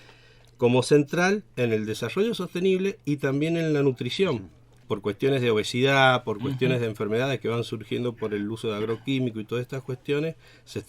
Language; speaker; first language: Spanish; native; Spanish